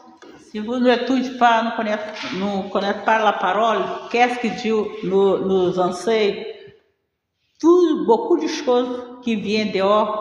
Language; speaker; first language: Portuguese; non-native, learner; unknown